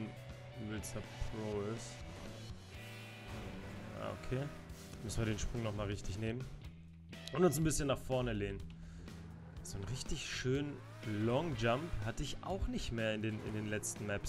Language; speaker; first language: German; native; German